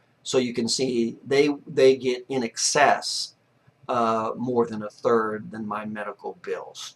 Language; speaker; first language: English; native; English